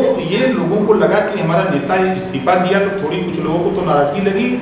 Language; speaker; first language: Hindi; native; Hindi